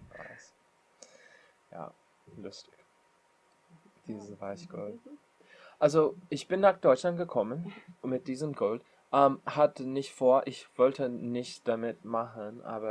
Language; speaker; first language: German; non-native, learner; English